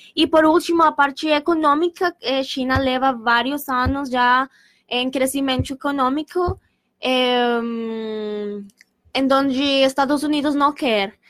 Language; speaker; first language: Portuguese; non-native, learner; Spanish